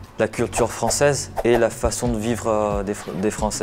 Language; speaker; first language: French; non-native, fluent; Chinese